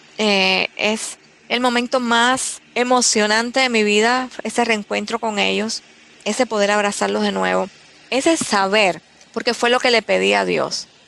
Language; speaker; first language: Spanish; native; Spanish